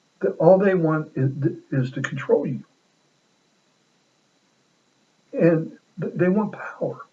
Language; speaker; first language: English; native; English